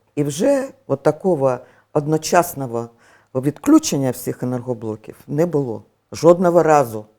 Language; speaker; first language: Ukrainian; native; Ukrainian